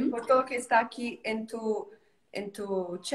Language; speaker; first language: Spanish; non-native, learner; Portuguese